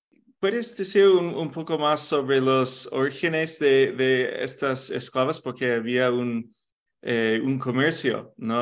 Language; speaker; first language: Spanish; non-native, fluent; English